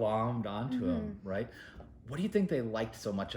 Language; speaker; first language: English; native; English